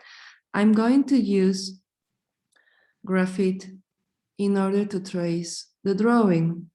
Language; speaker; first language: English; non-native, fluent; Spanish